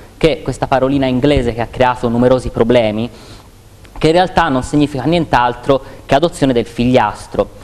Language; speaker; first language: Italian; native; Italian